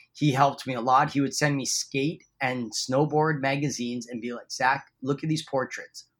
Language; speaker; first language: English; native; English